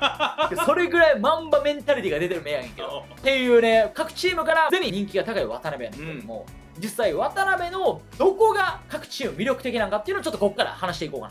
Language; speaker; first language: Japanese; native; Japanese